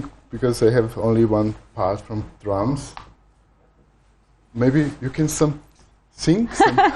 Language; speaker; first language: English; non-native, learner; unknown